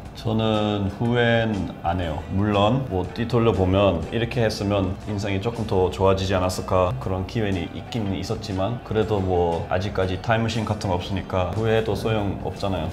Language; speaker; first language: Korean; non-native, fluent; English